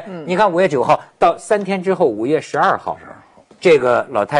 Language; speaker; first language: Chinese; native; Chinese